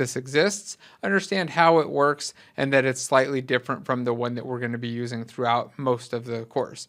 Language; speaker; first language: English; native; English